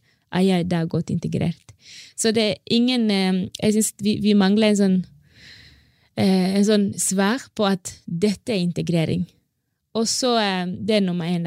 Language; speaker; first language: Norwegian; non-native, fluent; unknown